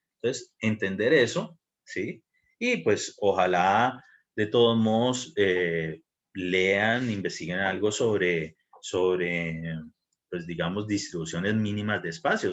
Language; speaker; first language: Spanish; native; Spanish